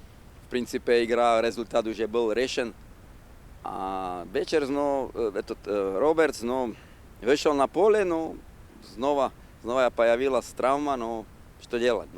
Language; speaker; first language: Russian; non-native, fluent; Slovak